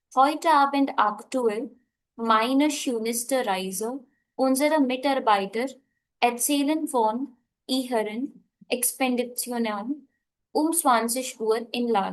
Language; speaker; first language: German; non-native, fluent; Hindi